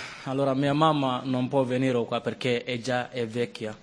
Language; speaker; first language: Italian; non-native, learner; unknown